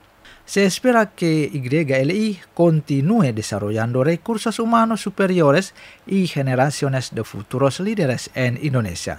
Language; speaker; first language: Spanish; non-native, fluent; Indonesian